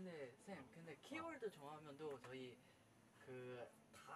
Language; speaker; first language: Korean; non-native, learner; Chinese